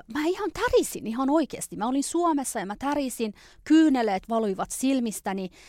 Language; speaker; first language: Finnish; early bilingual, other home language; Persian